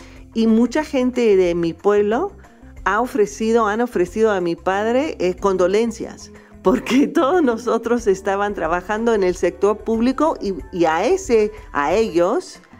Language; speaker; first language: Spanish; non-native, fluent; English